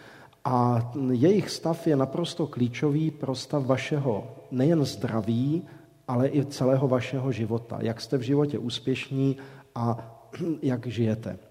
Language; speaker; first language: Czech; native; Czech